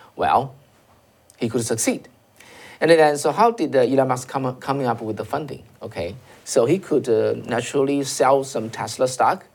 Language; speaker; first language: English; non-native, fluent; Chinese